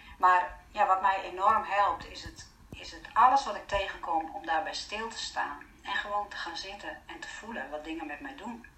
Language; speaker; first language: Dutch; non-native, fluent; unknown